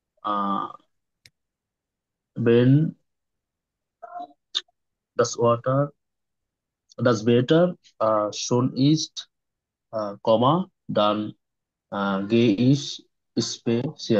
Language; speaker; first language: German; non-native, learner; Bangla